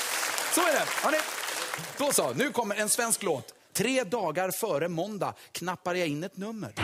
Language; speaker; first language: Swedish; native; Swedish